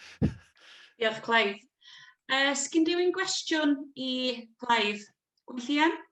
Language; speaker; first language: Welsh; native; Welsh